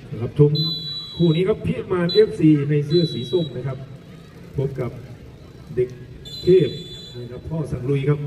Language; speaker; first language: Thai; native; Thai